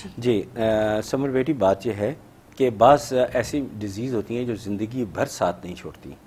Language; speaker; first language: Urdu; native; Urdu